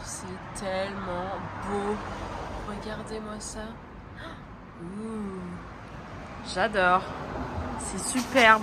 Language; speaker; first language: French; native; French